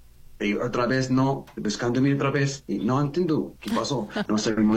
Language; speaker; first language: Spanish; non-native, learner; Arabic